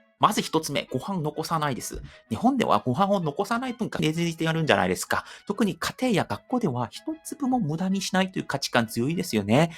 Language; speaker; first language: Japanese; non-native, fluent; Korean